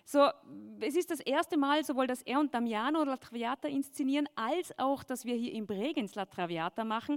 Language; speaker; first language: German; native; German